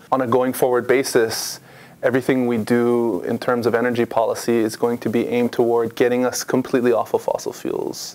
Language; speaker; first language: English; native; English